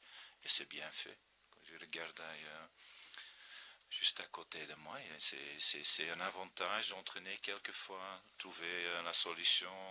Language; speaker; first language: French; non-native, fluent; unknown